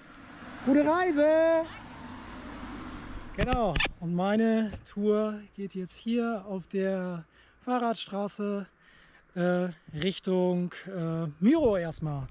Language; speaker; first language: German; native; German